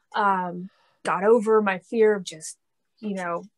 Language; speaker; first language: English; native; English